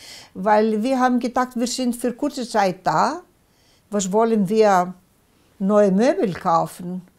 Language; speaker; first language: German; non-native, local second language; Greek